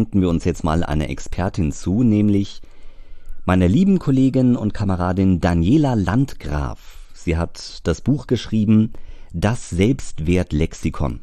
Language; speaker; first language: German; native; German